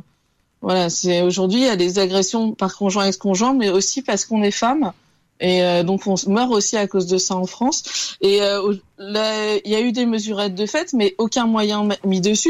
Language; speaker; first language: French; native; French